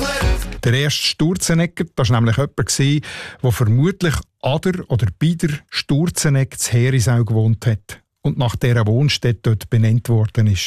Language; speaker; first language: German; native; German